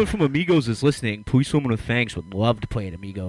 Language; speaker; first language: English; native; English